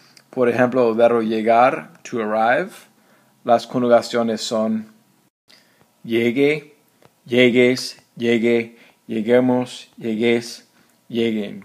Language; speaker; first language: Spanish; non-native, fluent; English